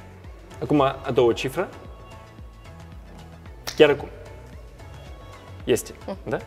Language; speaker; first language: Romanian; non-native, local second language; Russian